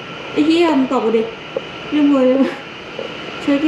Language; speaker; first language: Korean; non-native, learner; Thai